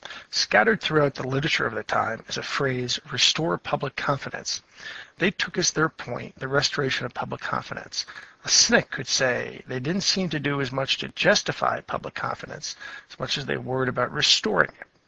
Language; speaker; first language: English; native; English